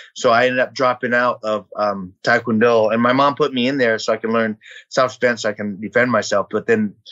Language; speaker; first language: English; early bilingual, other home language; Vietnamese